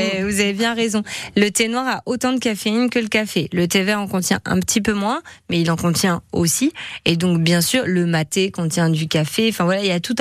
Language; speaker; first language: French; native; French